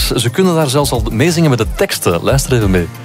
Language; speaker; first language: Dutch; native; Dutch